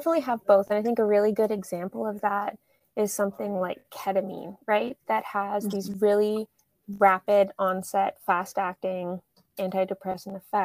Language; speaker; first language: English; native; English